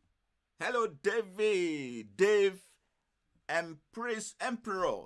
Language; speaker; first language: English; non-native, fluent; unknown